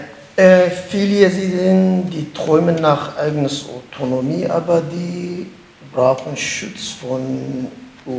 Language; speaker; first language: German; non-native, learner; Kurdish